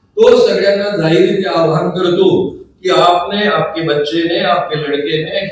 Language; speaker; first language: Hindi; non-native, local second language; Marathi